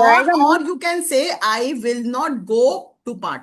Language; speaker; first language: English; non-native, local second language; Hindi